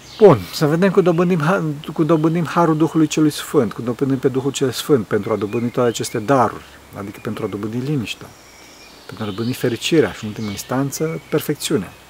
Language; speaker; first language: Romanian; early bilingual, heritage; Romanian